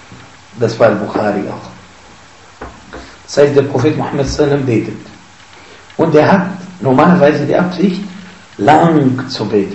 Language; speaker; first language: German; non-native, fluent; Arabic